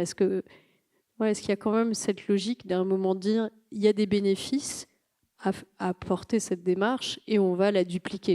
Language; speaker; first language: French; native; French